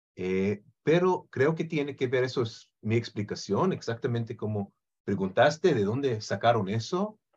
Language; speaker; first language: Spanish; non-native, fluent; Hebrew